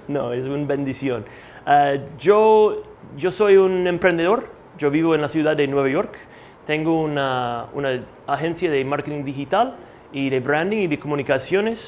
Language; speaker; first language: Spanish; non-native, fluent; English